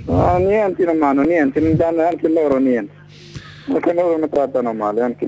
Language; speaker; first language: Italian; non-native, learner; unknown